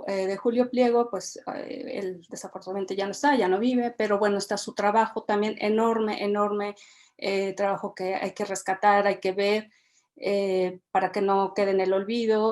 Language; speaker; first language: Spanish; native; Spanish